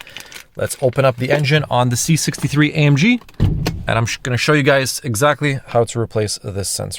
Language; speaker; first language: English; native; English